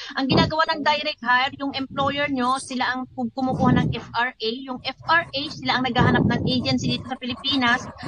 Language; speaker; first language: Filipino; native; Filipino